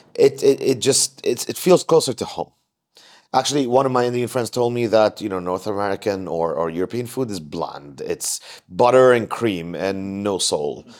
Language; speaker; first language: English; non-native, fluent; Arabic